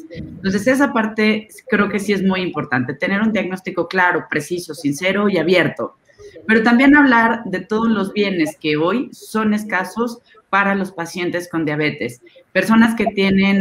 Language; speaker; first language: Spanish; native; Spanish